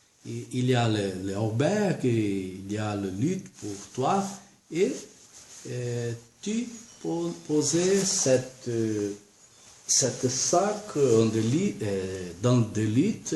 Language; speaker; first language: French; non-native, learner; Portuguese